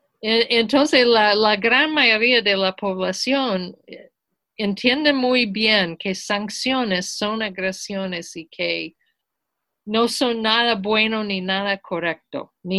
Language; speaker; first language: Spanish; non-native, fluent; English